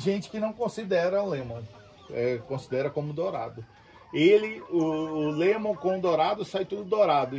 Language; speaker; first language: Portuguese; native; Portuguese